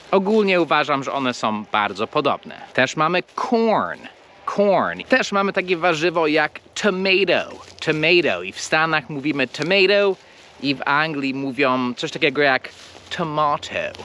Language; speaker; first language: Polish; non-native, fluent; English